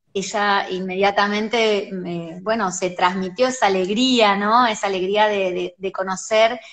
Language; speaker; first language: Spanish; native; Spanish